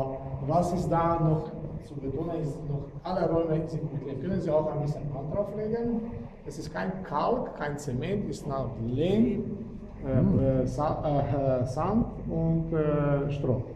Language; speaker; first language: German; non-native, fluent; Slovenian